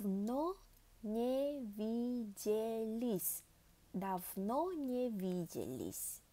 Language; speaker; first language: Russian; non-native, fluent; Vietnamese